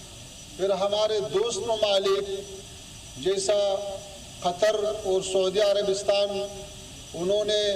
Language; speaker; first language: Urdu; non-native, fluent; Pashto